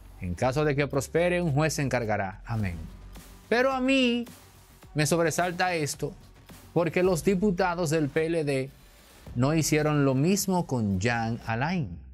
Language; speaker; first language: Spanish; native; Spanish